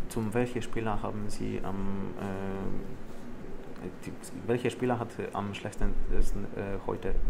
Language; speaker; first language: German; non-native, learner; Polish